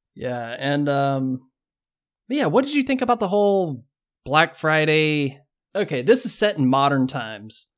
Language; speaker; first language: English; native; English